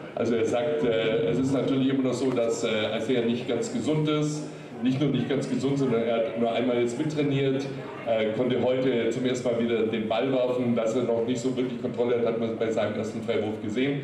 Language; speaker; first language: German; native; German